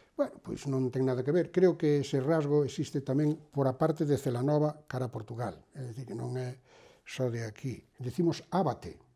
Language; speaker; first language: Galician; native; Galician